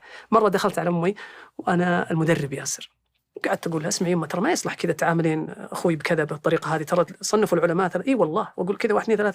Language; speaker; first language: Arabic; native; Arabic